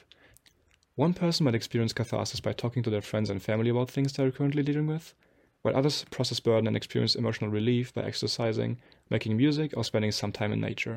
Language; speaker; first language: English; non-native, fluent; German